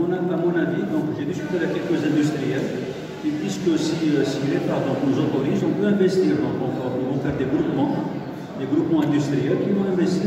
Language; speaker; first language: French; non-native, local second language; Arabic